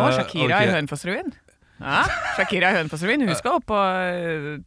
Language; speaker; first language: Norwegian; native; Norwegian